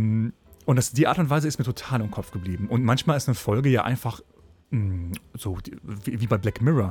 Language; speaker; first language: German; native; German